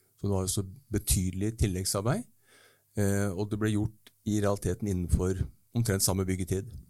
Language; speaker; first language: Norwegian; native; Norwegian